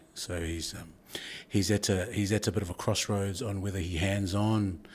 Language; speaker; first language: English; native; English